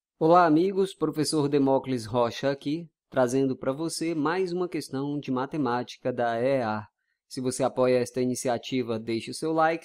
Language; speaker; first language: Portuguese; native; Portuguese